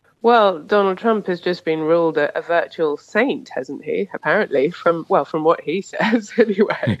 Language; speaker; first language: English; native; English